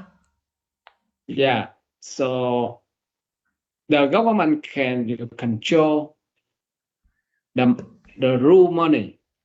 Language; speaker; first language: English; non-native, learner; Vietnamese